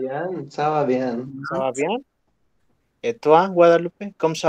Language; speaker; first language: French; non-native, learner; Spanish